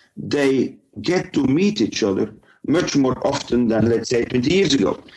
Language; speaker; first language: English; non-native, fluent; Dutch